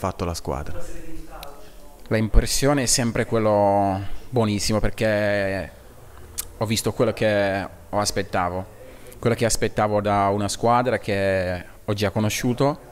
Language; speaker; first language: Italian; non-native, fluent; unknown